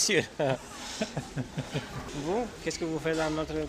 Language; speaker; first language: French; non-native, learner; Romanian